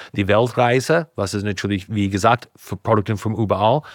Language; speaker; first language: German; non-native, fluent; English